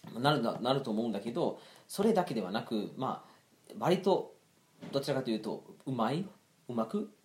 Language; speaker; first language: Japanese; non-native, fluent; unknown